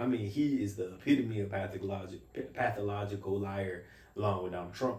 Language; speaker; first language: English; native; English